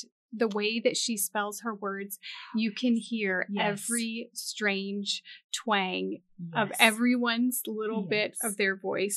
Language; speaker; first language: English; native; English